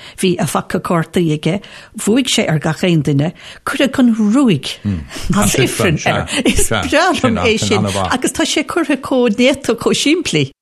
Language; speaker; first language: Irish; native; Irish